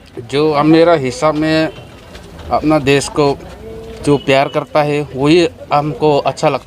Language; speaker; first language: Hindi; non-native, local second language; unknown